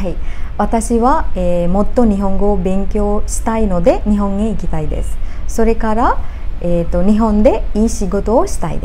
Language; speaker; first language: Japanese; non-native, learner; Sinhala